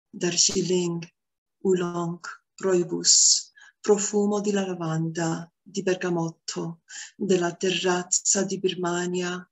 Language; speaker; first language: Italian; early bilingual, heritage; Italian